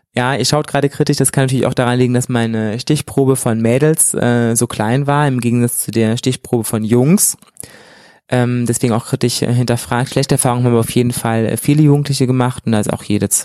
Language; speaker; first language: German; native; German